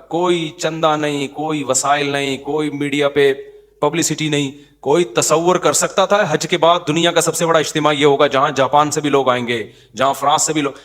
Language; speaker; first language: Urdu; native; Urdu